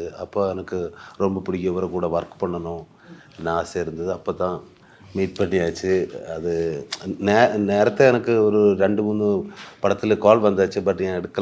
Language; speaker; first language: Tamil; non-native, learner; Malayalam